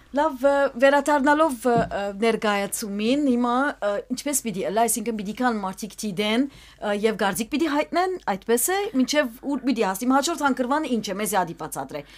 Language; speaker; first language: Armenian; early bilingual, heritage; Armenian